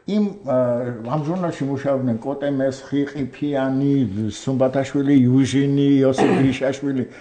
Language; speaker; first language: Georgian; non-native, local second language; Armenian